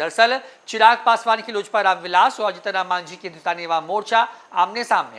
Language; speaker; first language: Hindi; native; Hindi